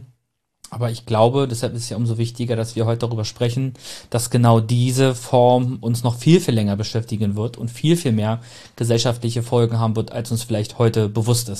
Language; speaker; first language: German; native; German